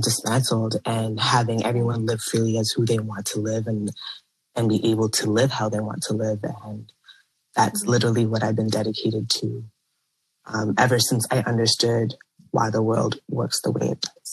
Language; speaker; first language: English; native; English